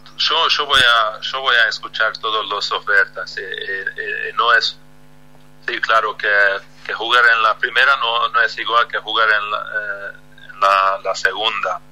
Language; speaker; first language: Spanish; non-native, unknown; Hungarian